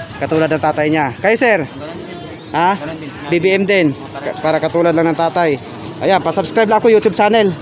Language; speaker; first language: Filipino; non-native, local second language; Cebuano